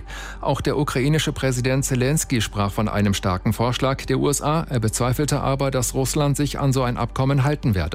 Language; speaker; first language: German; native; German